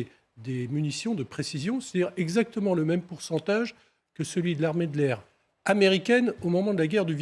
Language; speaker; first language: French; native; French